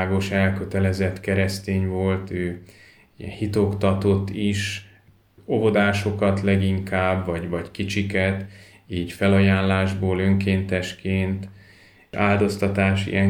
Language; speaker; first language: Hungarian; native; Hungarian